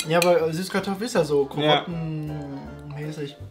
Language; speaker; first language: German; native; German